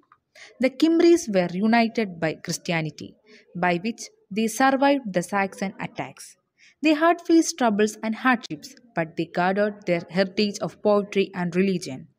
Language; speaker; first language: English; non-native, local second language; Malayalam